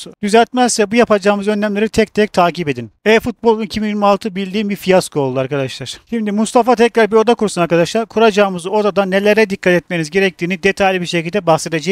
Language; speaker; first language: Turkish; native; Turkish